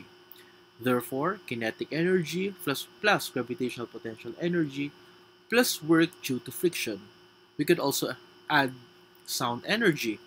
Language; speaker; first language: English; non-native, local second language; Filipino